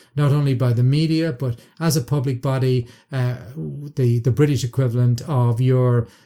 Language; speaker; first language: English; native; English